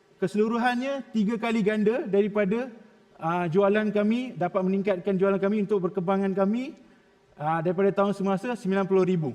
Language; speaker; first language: Malay; native; Malay